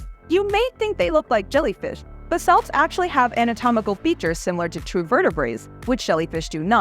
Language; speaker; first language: English; native; English